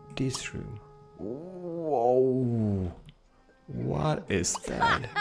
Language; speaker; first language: English; non-native, fluent; Polish